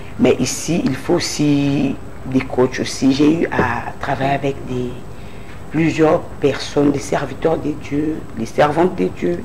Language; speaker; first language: French; non-native, local second language; Lingala